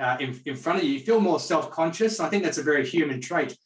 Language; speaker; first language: English; native; English